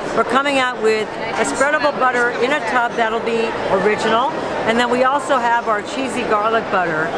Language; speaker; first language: English; non-native, fluent; French